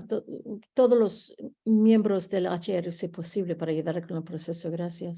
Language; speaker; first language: Spanish; early bilingual, heritage; Spanish